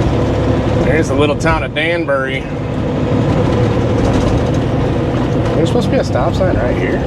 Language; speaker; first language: English; native; English